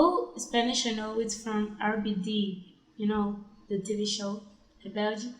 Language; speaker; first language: English; non-native, learner; Portuguese